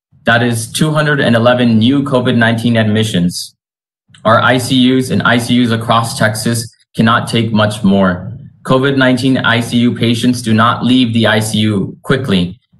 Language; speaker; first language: English; native; English